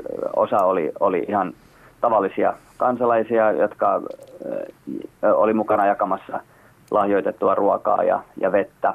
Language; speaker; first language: Finnish; native; Finnish